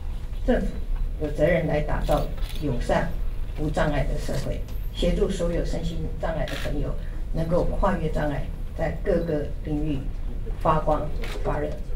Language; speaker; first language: Chinese; native; Chinese